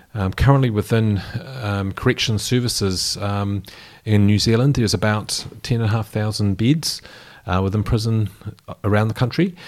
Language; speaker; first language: English; native; English